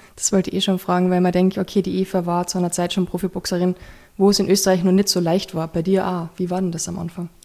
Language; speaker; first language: German; native; German